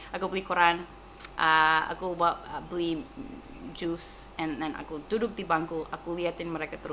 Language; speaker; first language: Indonesian; non-native, fluent; English